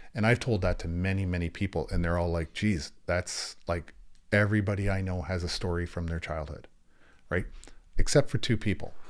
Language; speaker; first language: English; native; English